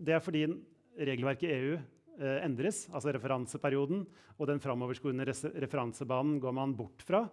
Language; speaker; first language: Norwegian; native; Norwegian